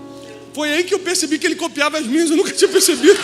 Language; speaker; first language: Portuguese; native; Portuguese